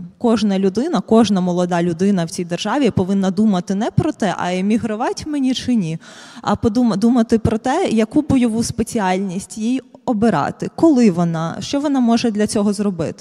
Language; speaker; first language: Ukrainian; native; Ukrainian